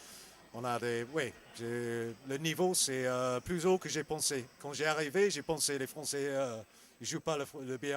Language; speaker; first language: French; non-native, learner; English